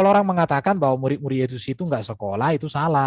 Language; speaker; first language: Indonesian; native; Indonesian